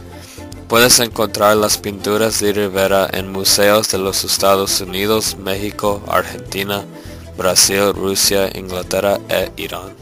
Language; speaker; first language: Spanish; non-native, learner; English